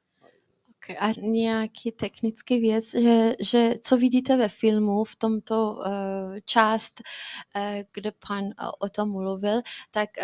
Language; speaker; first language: Czech; non-native, fluent; Persian